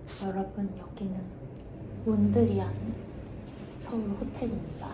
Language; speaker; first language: Korean; native; Korean